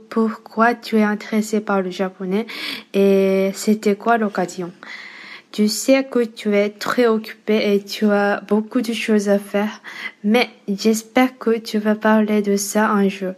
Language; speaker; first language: French; non-native, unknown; Japanese